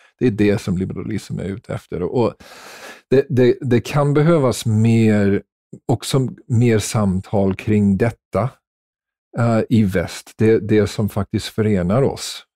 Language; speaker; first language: Swedish; non-native, fluent; English